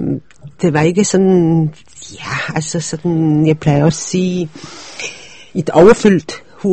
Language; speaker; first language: Danish; early bilingual, other home language; Polish